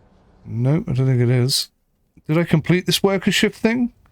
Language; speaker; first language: English; native; English